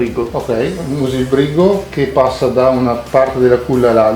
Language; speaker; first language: Italian; native; Italian